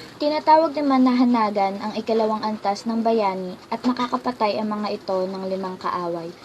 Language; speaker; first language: Filipino; native; Filipino